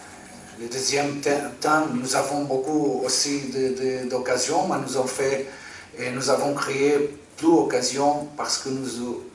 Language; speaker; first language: French; non-native, fluent; Portuguese